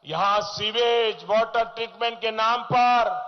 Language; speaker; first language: Hindi; non-native, local second language; Gujarati